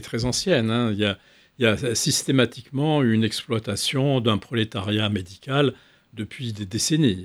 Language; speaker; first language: French; non-native, local second language; Arabic